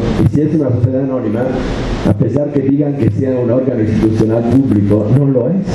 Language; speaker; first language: Spanish; non-native, fluent; Italian